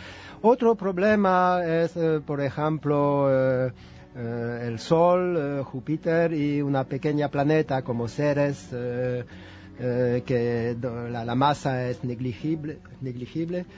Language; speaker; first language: Spanish; non-native, fluent; French